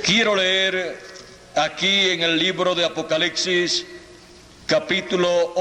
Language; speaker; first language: Spanish; native; Spanish